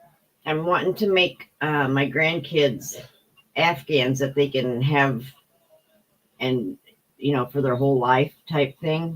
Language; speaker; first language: English; native; English